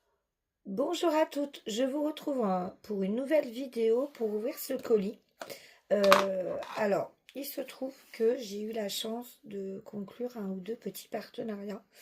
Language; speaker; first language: French; native; French